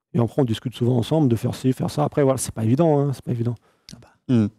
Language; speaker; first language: French; native; French